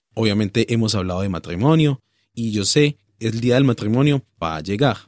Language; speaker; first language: Spanish; native; Spanish